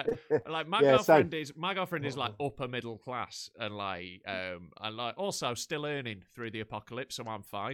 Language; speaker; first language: English; native; English